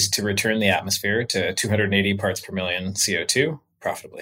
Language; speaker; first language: English; native; English